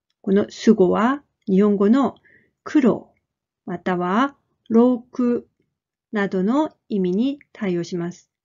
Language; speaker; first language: Japanese; non-native, fluent; Korean